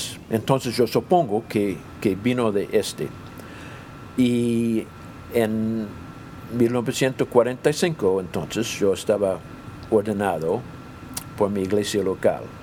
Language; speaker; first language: Spanish; non-native, fluent; English